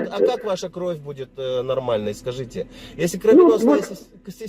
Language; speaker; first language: Russian; native; Russian